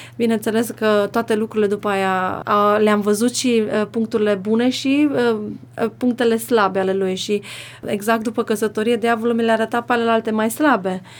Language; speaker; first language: Romanian; native; Romanian